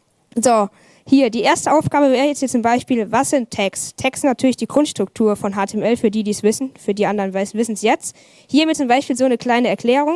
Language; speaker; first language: German; native; German